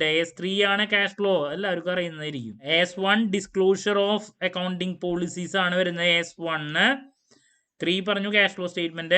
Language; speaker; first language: Malayalam; native; Malayalam